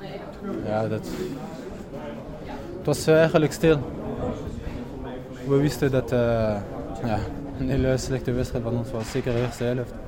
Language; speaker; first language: Dutch; non-native, fluent; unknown